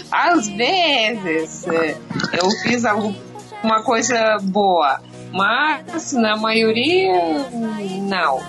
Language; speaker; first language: Portuguese; non-native, learner; Russian